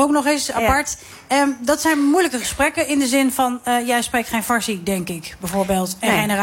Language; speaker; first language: Dutch; native; Dutch